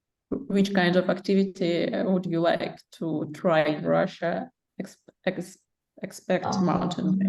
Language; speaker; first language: English; non-native, learner; Russian